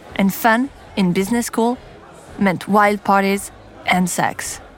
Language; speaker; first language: English; non-native, fluent; French